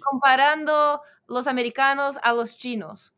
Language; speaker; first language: Spanish; non-native, fluent; Portuguese